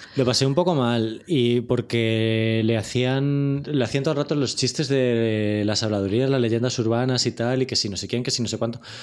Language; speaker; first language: Spanish; native; Spanish